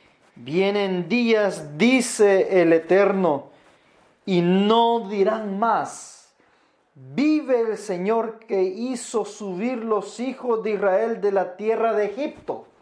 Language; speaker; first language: Spanish; native; Spanish